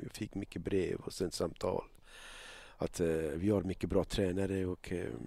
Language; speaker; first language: Swedish; non-native, learner; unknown